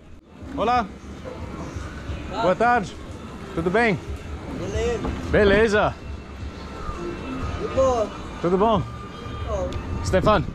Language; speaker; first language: Portuguese; non-native, learner; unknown